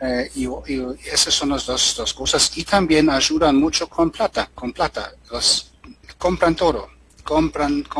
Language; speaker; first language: Spanish; non-native, fluent; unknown